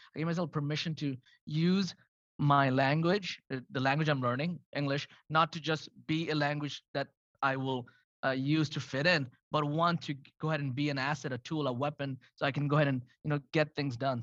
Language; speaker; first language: English; non-native, fluent; Arabic